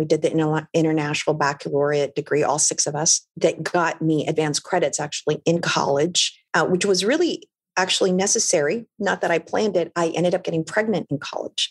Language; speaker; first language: English; non-native, local second language; Filipino